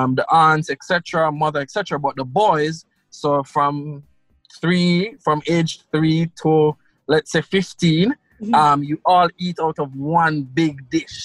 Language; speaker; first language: English; non-native, local second language; Krio